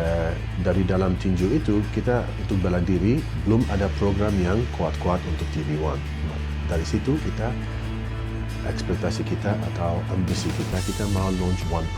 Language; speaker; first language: Indonesian; non-native, fluent; English